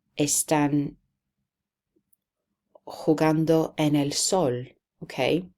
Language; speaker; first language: Spanish; non-native, fluent; English